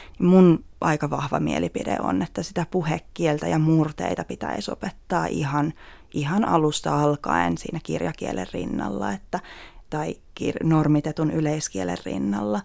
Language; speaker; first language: Finnish; native; Finnish